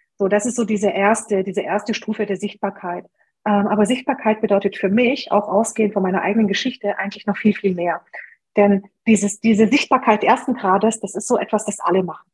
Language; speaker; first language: German; early bilingual, other home language; Hungarian